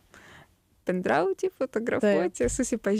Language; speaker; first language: Lithuanian; non-native, learner; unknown